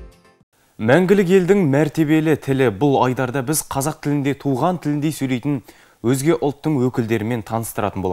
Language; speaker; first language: Kazakh; native; Kazakh